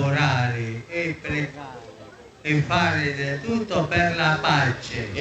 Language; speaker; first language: Italian; early bilingual, heritage; Spanish